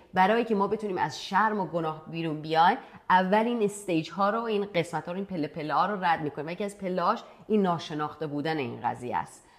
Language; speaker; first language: Persian; early bilingual, heritage; Persian